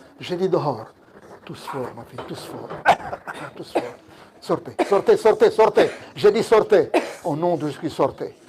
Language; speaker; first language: French; non-native, local second language; Arabic